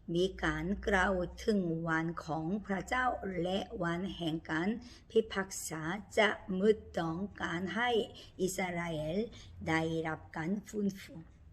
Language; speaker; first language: Thai; non-native, learner; Korean